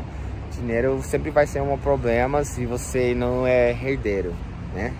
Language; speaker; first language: Portuguese; non-native, fluent; English